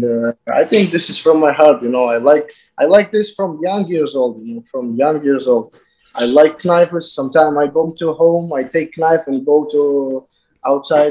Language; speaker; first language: English; non-native, learner; Azerbaijani